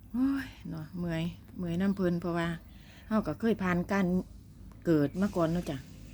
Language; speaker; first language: Thai; native; Thai